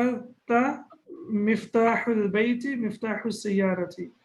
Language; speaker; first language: Arabic; non-native, fluent; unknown